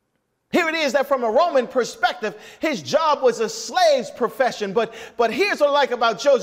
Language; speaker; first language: English; native; English